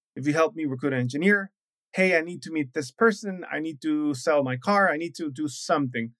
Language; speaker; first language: English; non-native, fluent; Spanish